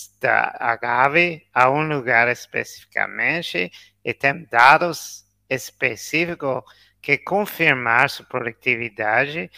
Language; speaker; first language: Portuguese; non-native, learner; English